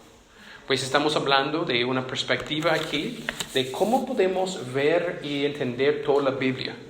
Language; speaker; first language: Spanish; non-native, fluent; English